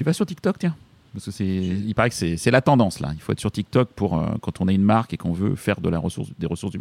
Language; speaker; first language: French; native; French